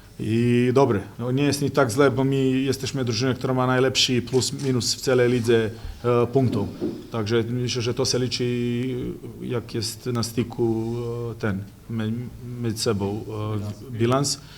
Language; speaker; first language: Polish; non-native, fluent; Serbian